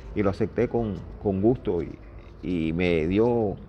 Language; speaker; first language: Spanish; native; Spanish